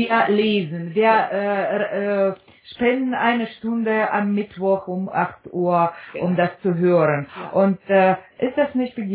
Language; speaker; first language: German; non-native, fluent; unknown